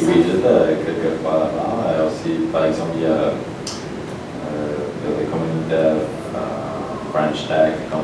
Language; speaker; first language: French; non-native, learner; Polish